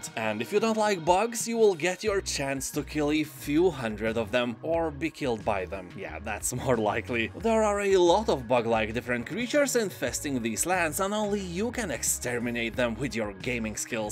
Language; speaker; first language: English; non-native, fluent; Lithuanian